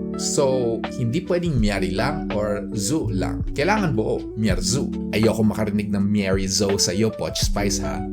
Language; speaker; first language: Filipino; native; Filipino